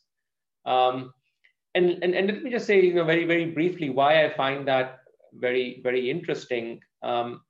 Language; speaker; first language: English; non-native, local second language; Urdu